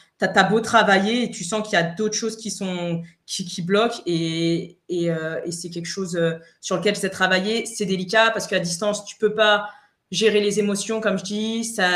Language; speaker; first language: French; non-native, fluent; Spanish